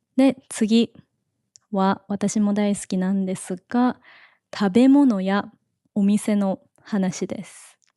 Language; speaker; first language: Japanese; native; Japanese